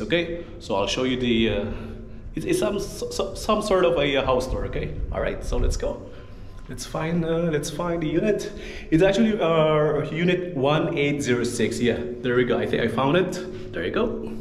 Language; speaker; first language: English; non-native, local second language; Filipino